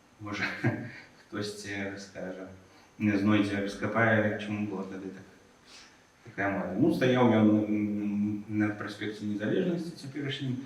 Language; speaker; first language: Belarusian; non-native, local second language; Russian